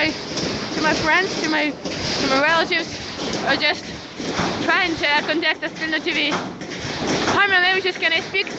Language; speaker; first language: English; non-native, fluent; Ukrainian